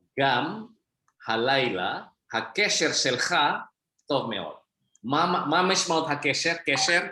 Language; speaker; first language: Hebrew; non-native, fluent; Indonesian